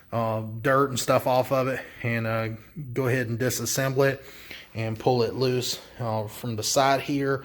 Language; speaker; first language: English; native; English